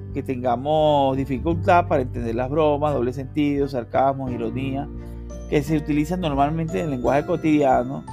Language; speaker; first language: Spanish; native; Spanish